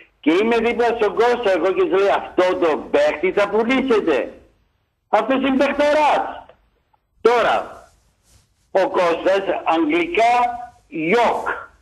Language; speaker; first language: Greek; early bilingual, heritage; Greek